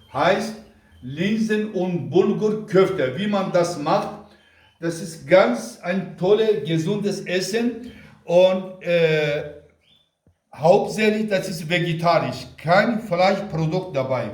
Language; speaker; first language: German; non-native, local second language; Kurdish